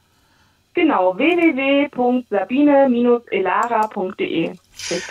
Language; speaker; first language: German; native; German